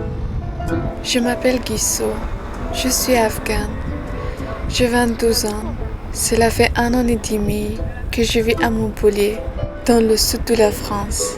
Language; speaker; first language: French; non-native, learner; Persian